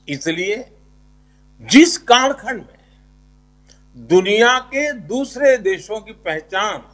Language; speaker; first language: Hindi; non-native, local second language; Gujarati